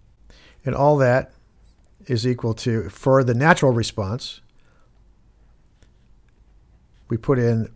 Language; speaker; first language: English; native; English